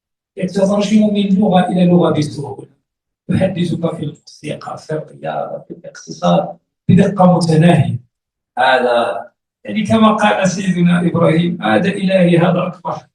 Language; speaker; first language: Arabic; native; Arabic